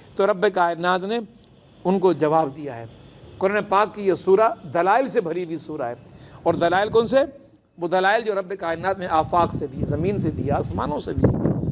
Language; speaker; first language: Urdu; non-native, local second language; Sindhi